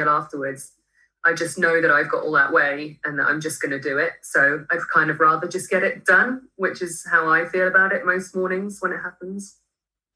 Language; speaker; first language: English; native; English